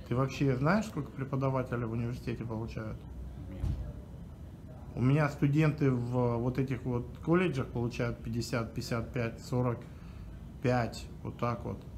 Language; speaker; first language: Russian; native; Russian